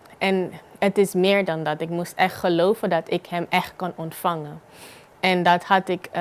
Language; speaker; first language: Dutch; non-native, local second language; Papiamento